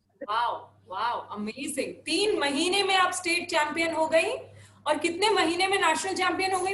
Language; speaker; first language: Hindi; native; Hindi